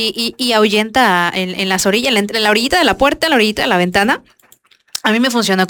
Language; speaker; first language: Spanish; native; Spanish